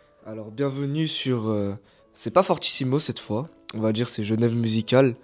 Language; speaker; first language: French; native; French